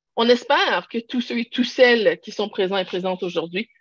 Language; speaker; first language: French; native; French